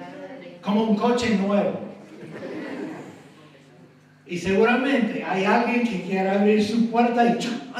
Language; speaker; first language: Spanish; non-native, fluent; English